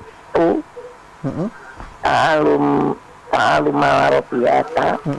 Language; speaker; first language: Arabic; non-native, learner; Indonesian